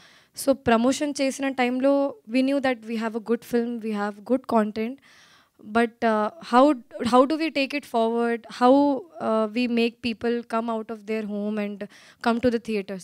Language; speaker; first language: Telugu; non-native, learner; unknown